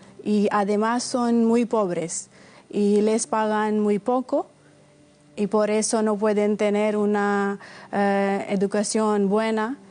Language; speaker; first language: Spanish; non-native, fluent; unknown